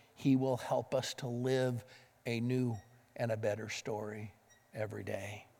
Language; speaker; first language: English; native; English